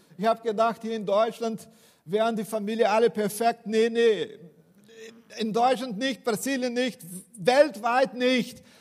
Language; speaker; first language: German; non-native, fluent; Portuguese